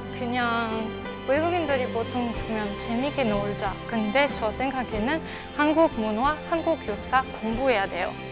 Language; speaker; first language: Korean; non-native, fluent; French